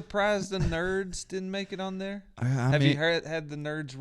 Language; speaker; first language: English; native; English